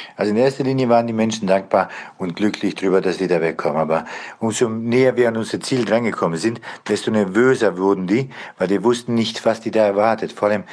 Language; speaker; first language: German; non-native, fluent; Bosnian